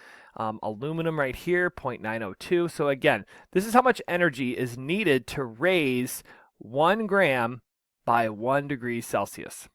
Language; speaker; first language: English; native; English